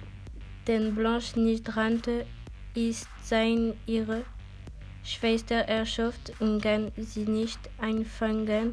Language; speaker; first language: German; non-native, learner; French